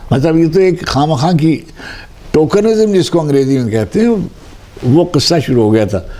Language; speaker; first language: Urdu; native; Urdu